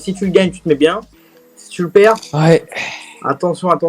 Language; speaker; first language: French; native; French